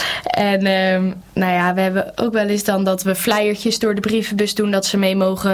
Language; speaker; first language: Dutch; native; Dutch